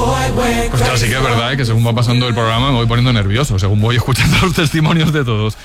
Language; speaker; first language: Spanish; native; Spanish